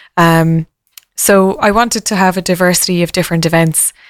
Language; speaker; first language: English; native; English